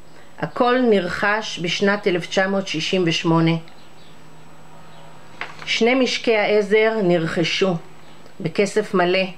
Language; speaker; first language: Hebrew; native; Hebrew